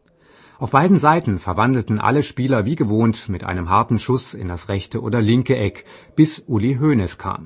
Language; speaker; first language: German; native; German